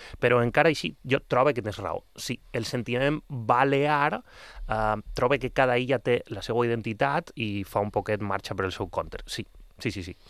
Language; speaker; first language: Catalan; non-native, local second language; Spanish